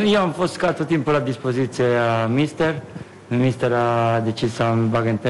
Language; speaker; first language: Romanian; non-native, learner; Italian